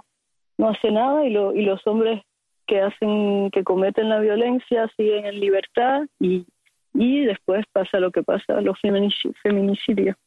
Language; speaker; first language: Spanish; early bilingual, heritage; Spanish